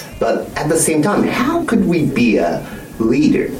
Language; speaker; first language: English; non-native, fluent; Japanese